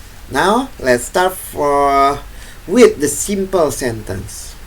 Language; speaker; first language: English; non-native, fluent; Indonesian